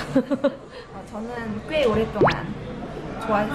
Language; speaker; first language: Korean; early bilingual, heritage; Korean